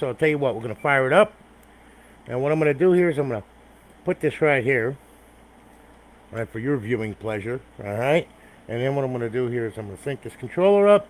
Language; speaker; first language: English; native; English